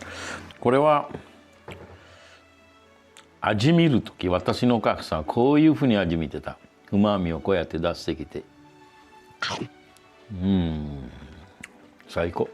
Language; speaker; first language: Japanese; non-native, fluent; Sinhala